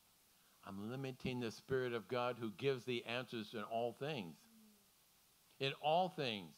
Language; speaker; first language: English; native; English